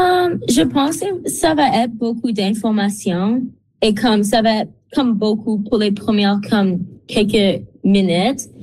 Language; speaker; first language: French; non-native, local second language; English